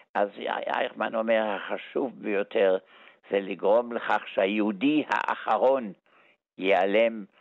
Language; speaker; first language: Hebrew; early bilingual, other home language; German